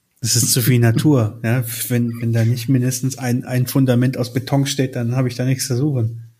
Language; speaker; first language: German; early bilingual, other home language; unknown